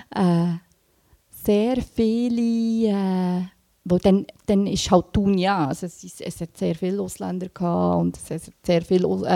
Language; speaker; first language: German; native; German